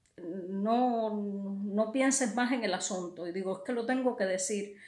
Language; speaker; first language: Spanish; native; Spanish